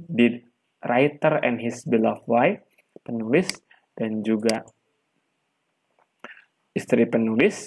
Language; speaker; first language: English; non-native, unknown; Indonesian